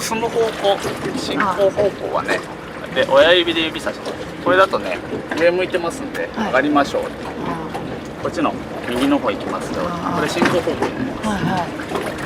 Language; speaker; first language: Japanese; native; Japanese